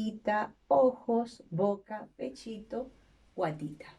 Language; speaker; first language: Spanish; native; Spanish